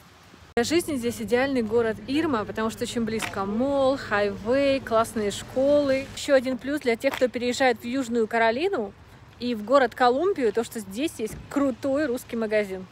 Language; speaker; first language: Russian; native; Russian